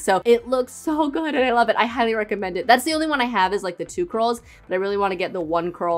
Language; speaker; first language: English; native; English